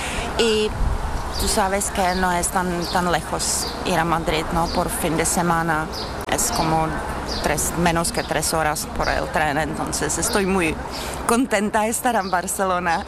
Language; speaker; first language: Spanish; non-native, learner; Czech